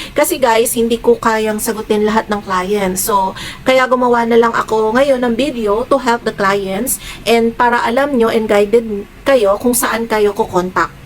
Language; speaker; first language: Filipino; native; Filipino